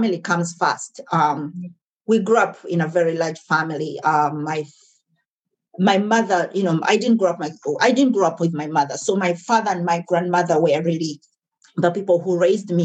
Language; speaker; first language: English; non-native, local second language; Ganda